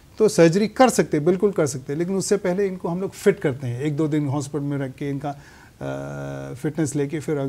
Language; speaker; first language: Hindi; native; Hindi